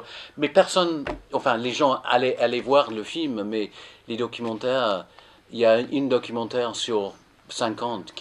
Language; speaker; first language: French; non-native, fluent; English